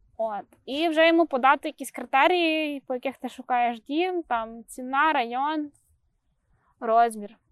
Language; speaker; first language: Ukrainian; native; Ukrainian